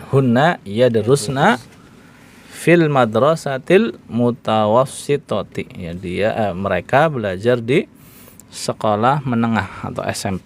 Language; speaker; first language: Indonesian; native; Indonesian